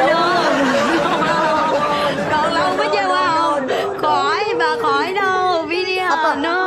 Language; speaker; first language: Vietnamese; native; Vietnamese